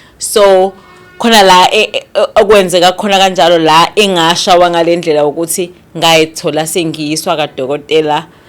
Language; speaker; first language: Zulu; native; Zulu